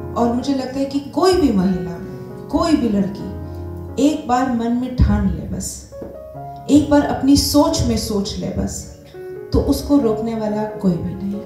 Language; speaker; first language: Hindi; non-native, local second language; Tamil